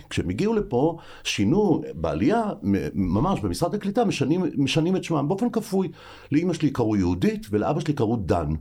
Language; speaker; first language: Hebrew; native; Hebrew